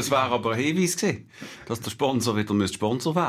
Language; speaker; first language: German; native; German